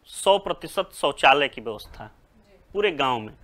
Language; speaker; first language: Hindi; native; Hindi